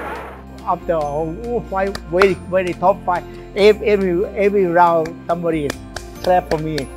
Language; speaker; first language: English; non-native, learner; Thai